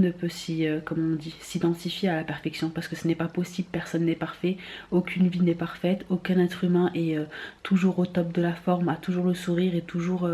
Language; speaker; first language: French; native; French